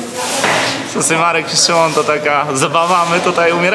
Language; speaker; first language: Polish; native; Polish